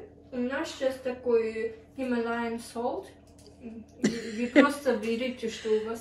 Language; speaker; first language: Russian; early bilingual, heritage; Russian